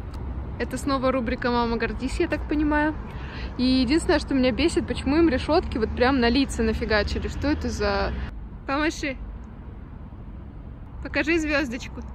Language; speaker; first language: Russian; native; Russian